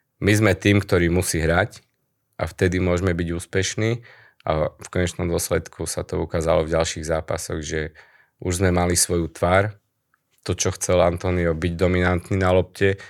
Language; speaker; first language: Slovak; native; Slovak